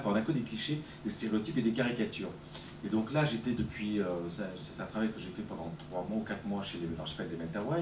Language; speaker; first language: French; native; French